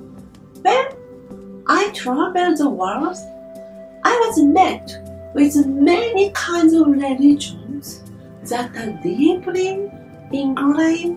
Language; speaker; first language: English; non-native, learner; Japanese